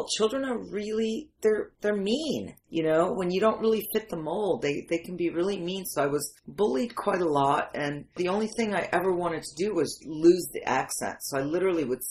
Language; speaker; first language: English; early bilingual, other home language; Arabic